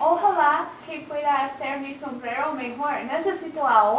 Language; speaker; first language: Spanish; non-native, learner; English